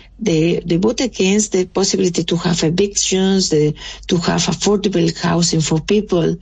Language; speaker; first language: English; non-native, local second language; Spanish